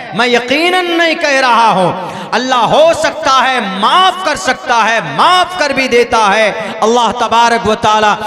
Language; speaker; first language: Hindi; native; Hindi